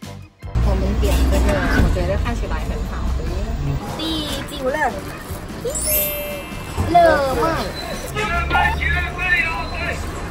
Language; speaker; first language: Chinese; non-native, learner; Thai